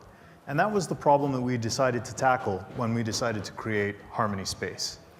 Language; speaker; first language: English; native; English